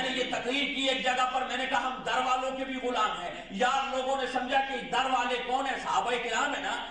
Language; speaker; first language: Urdu; non-native, local second language; Pashto